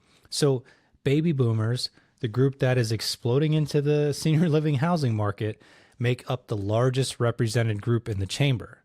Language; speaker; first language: English; native; English